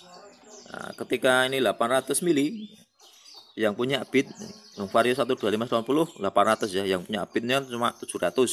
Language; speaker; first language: Indonesian; native; Indonesian